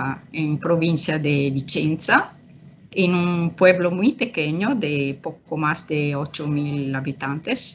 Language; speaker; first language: Spanish; non-native, fluent; Italian